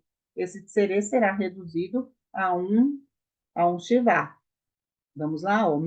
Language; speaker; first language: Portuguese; native; Portuguese